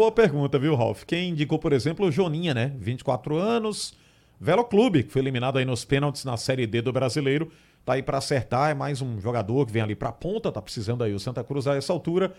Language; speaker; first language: Portuguese; native; Portuguese